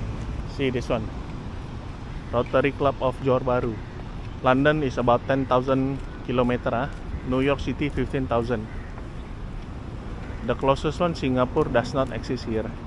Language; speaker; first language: English; non-native, local second language; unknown